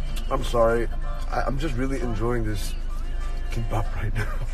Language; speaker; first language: English; early bilingual, other home language; Korean